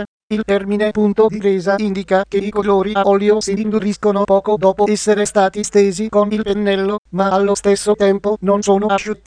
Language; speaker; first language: Italian; native; Italian